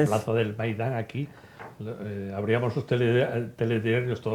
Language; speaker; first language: Spanish; native; Spanish